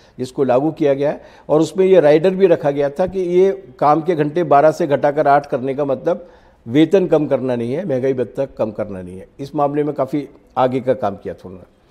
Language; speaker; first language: Hindi; native; Hindi